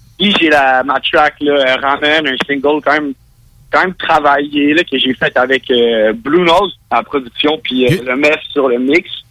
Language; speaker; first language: French; native; French